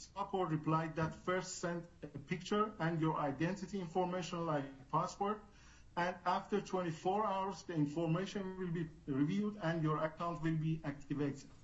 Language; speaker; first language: English; non-native, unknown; Persian